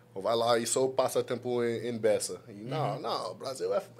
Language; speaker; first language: Portuguese; non-native, fluent; English